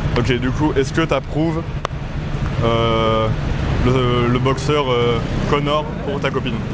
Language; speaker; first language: French; native; French